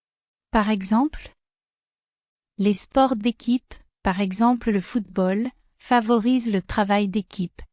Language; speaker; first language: French; non-native, fluent; Spanish